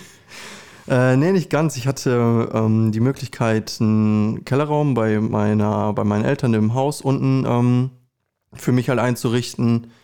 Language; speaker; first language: German; native; German